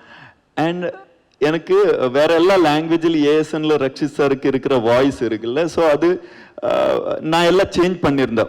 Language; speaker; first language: Tamil; non-native, learner; Kannada